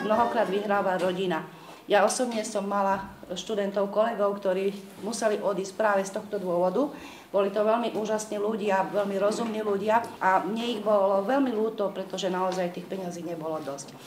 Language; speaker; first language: Slovak; non-native, local second language; Hungarian